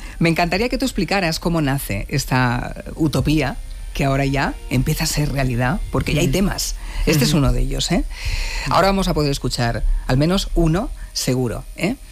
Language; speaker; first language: Spanish; native; Spanish